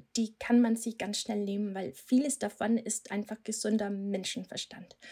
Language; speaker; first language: German; non-native, fluent; Danish